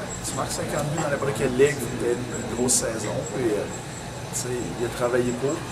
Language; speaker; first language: French; native; French